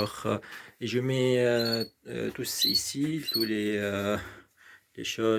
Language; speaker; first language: French; non-native, local second language; Arabic